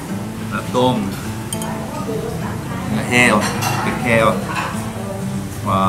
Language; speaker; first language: Vietnamese; non-native, learner; Japanese